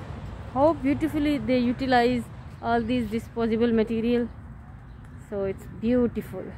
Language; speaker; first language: English; non-native, fluent; Urdu